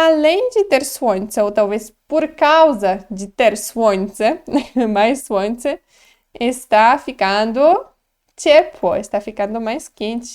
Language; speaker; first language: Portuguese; non-native, fluent; Polish